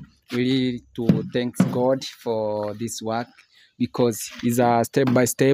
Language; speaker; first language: English; non-native, learner; Swahili